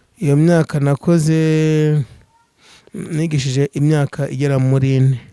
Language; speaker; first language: Kinyarwanda; native; Kinyarwanda